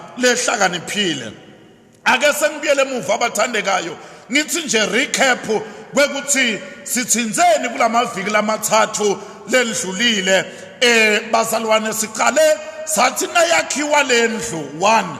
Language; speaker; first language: Zulu; non-native, local second language; Swati